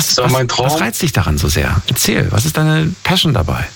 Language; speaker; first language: German; native; German